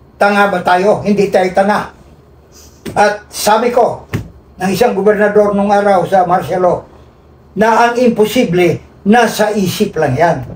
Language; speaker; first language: Filipino; non-native, local second language; Cebuano